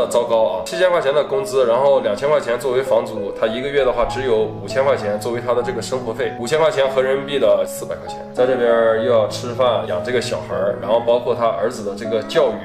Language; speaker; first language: Chinese; native; Chinese